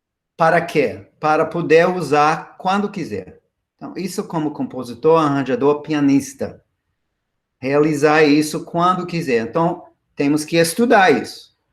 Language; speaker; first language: Portuguese; non-native, fluent; English